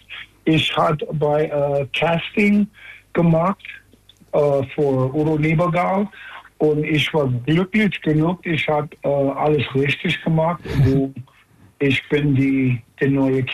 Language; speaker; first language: German; non-native, learner; English